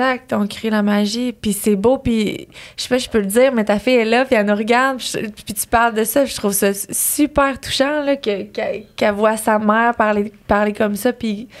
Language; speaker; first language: French; native; French